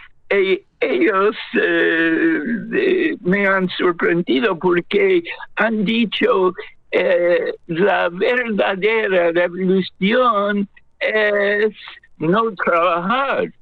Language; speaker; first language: Spanish; non-native, fluent; English